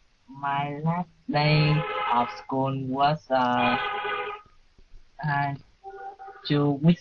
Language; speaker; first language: English; non-native, learner; Vietnamese